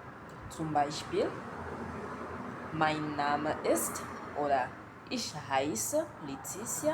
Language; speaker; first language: German; non-native, learner; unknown